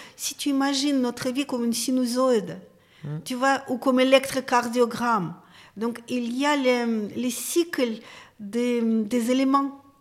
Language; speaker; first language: French; non-native, fluent; Russian